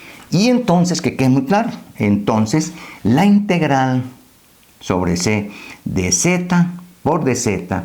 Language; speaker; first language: Spanish; native; Spanish